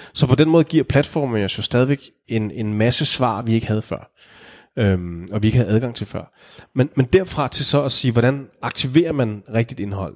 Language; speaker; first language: Danish; native; Danish